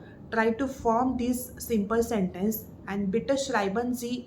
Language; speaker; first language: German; non-native, learner; Marathi